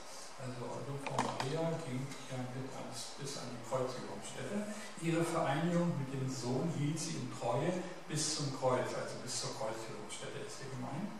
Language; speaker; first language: German; native; German